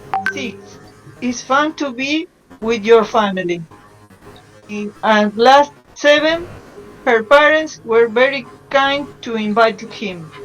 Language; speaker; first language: English; non-native, learner; Spanish